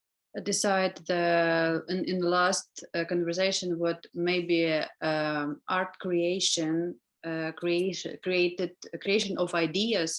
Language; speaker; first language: English; non-native, learner; Ukrainian